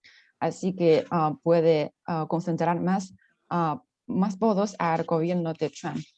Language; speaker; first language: Spanish; non-native, fluent; Chinese